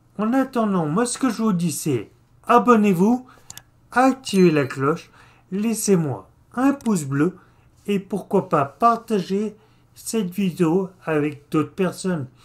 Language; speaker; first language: French; native; French